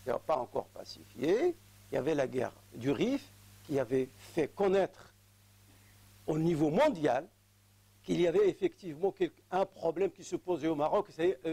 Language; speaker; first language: French; non-native, local second language; Arabic